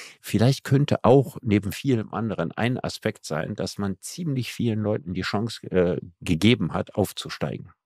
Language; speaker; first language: German; native; German